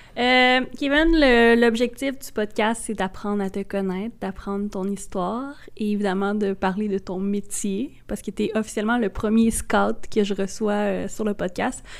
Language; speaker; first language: French; native; French